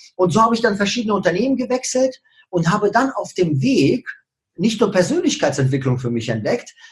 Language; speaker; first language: German; early bilingual, other home language; Russian